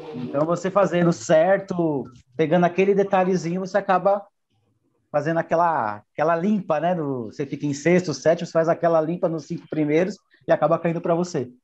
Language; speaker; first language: Portuguese; native; Portuguese